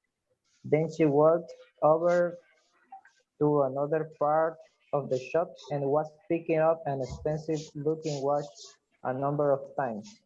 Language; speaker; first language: English; non-native, fluent; Spanish